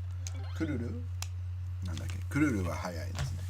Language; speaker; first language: Japanese; non-native, learner; English